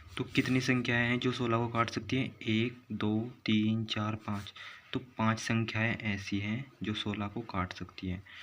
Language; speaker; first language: Hindi; native; Hindi